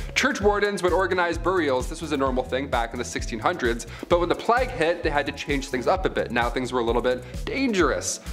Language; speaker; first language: English; native; English